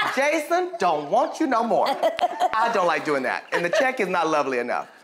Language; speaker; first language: English; native; English